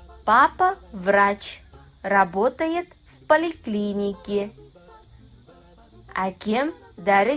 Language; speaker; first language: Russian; non-native, fluent; Kazakh